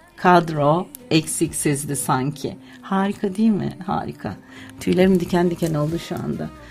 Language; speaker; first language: Turkish; native; Turkish